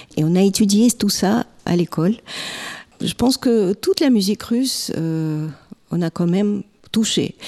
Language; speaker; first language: French; non-native, fluent; Russian